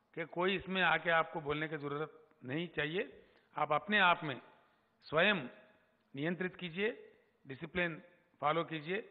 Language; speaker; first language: Hindi; non-native, local second language; Telugu